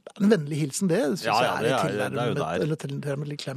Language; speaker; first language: Norwegian; native; Norwegian